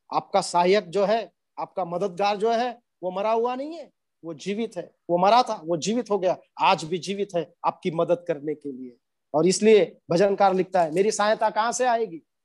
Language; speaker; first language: Hindi; non-native, local second language; Marathi